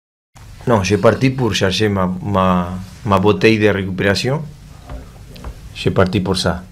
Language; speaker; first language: French; non-native, learner; Spanish